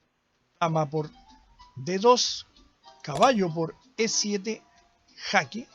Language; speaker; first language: Spanish; native; Spanish